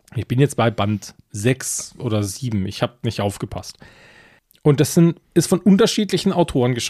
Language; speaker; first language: German; native; German